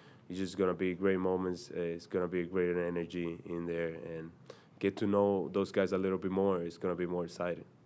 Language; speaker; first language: English; non-native, fluent; Spanish